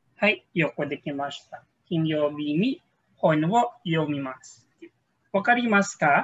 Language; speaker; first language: Japanese; non-native, fluent; Filipino